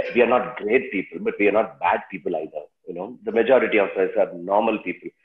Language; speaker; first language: English; non-native, local second language; Tamil